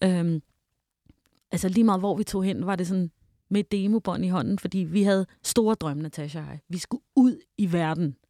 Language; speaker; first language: Danish; early bilingual, heritage; Danish